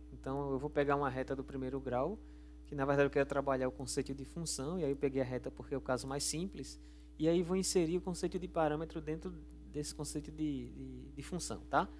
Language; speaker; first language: Portuguese; native; Portuguese